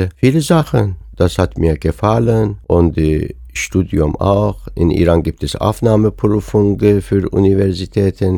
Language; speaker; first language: German; non-native, fluent; Persian